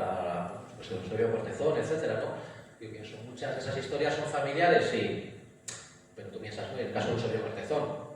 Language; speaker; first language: Spanish; native; Spanish